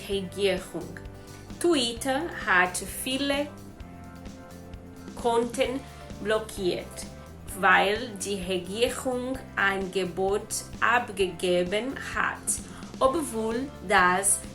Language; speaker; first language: German; non-native, learner; Portuguese